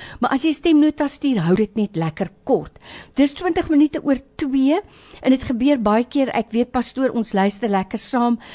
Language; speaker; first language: Afrikaans; native; Afrikaans